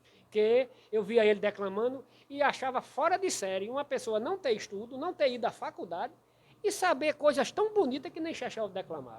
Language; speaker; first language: Portuguese; native; Portuguese